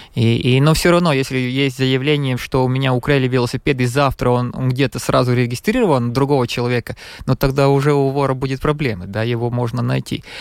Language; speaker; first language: Russian; non-native, local second language; Latvian